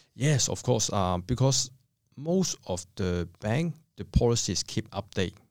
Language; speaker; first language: English; non-native, local second language; Cantonese